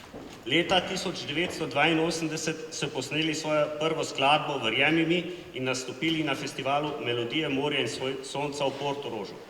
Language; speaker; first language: Slovenian; native; Slovenian